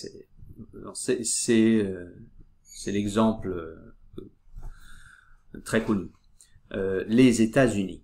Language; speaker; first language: French; native; French